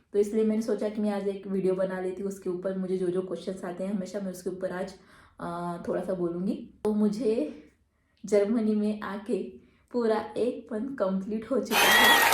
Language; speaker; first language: Hindi; non-native, local second language; Marathi